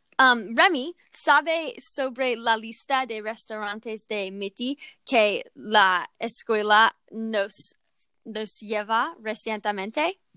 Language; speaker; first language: Spanish; non-native, learner; English